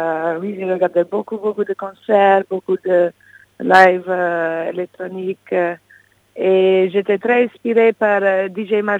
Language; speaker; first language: French; non-native, fluent; English